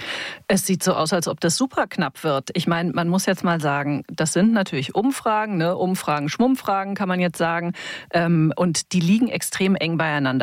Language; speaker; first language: German; native; German